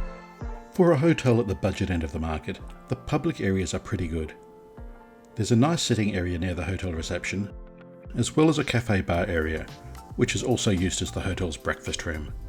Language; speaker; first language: English; native; English